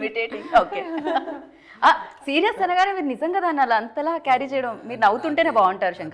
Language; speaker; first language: Telugu; native; Telugu